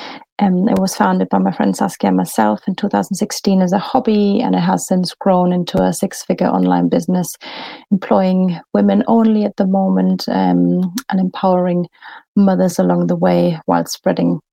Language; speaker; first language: English; non-native, fluent; German